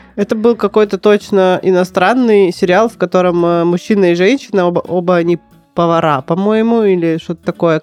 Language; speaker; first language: Russian; native; Russian